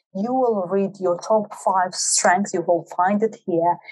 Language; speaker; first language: English; non-native, fluent; Kurdish